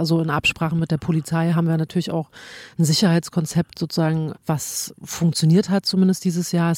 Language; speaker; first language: German; native; German